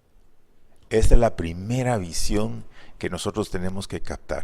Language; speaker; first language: Spanish; native; Spanish